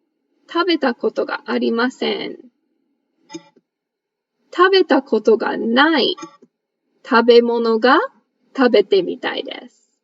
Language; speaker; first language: Japanese; non-native, fluent; English